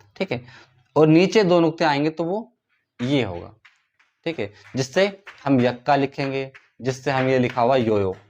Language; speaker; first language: Hindi; native; Hindi